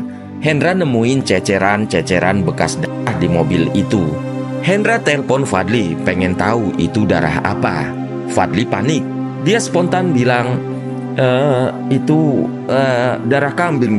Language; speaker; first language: Indonesian; native; Indonesian